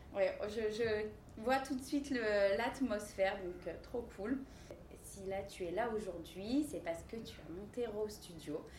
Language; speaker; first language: French; native; French